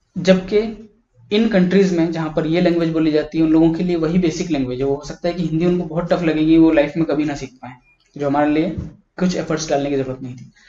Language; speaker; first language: Hindi; native; Hindi